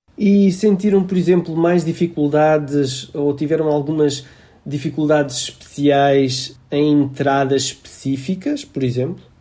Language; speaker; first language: Portuguese; native; Portuguese